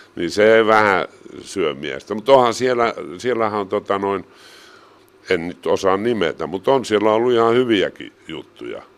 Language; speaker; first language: Finnish; native; Finnish